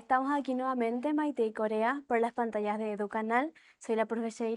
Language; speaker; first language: Spanish; native; Spanish